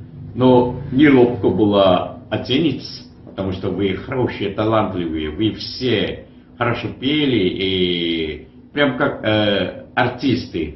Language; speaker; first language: Russian; non-native, learner; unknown